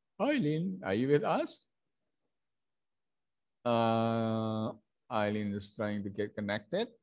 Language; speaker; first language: English; non-native, fluent; Indonesian